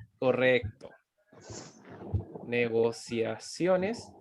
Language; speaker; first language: Spanish; native; Spanish